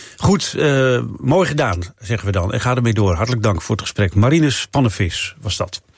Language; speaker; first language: Dutch; native; Dutch